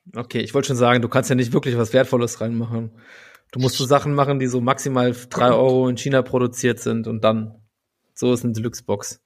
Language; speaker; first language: German; native; German